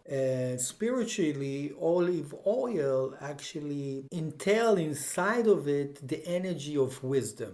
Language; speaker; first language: English; non-native, fluent; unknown